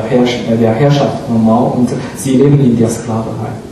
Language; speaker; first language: German; non-native, fluent; Chinese